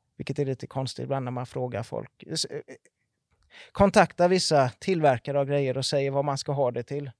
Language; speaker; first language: Swedish; native; Swedish